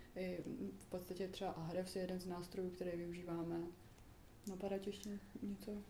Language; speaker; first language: Czech; native; Czech